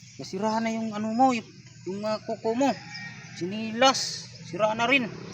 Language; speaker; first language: Filipino; non-native, local second language; Cebuano